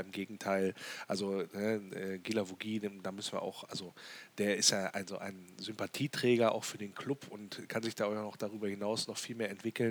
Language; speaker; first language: German; native; German